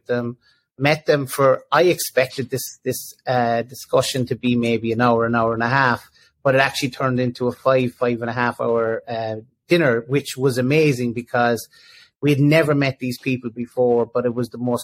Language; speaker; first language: English; native; English